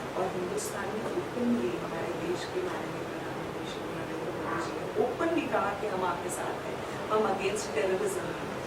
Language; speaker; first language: Hindi; native; Hindi